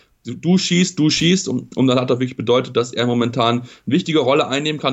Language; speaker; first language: German; native; German